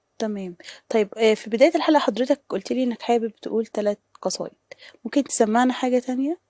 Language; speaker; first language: Egyptian Arabic; native; Egyptian Arabic